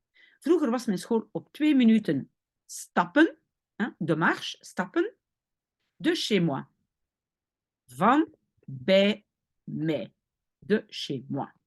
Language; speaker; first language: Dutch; non-native, fluent; French